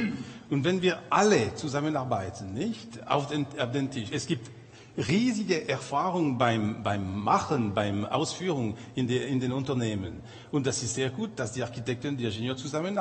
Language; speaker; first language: German; non-native, local second language; French